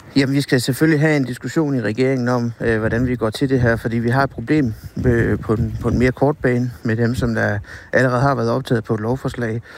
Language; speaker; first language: Danish; native; Danish